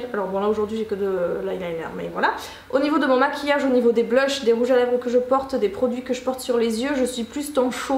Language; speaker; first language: French; native; French